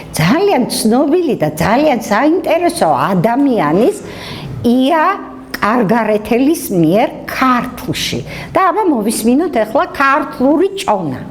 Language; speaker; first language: Georgian; native; Georgian